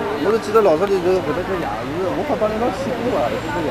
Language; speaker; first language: Chinese; native; Chinese